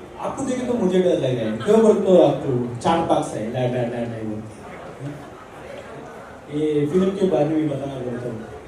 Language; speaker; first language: Hindi; non-native, local second language; Telugu